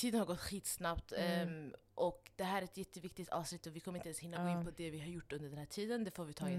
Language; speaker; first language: Swedish; non-native, local second language; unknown